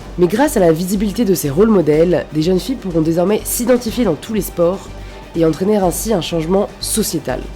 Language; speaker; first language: French; native; French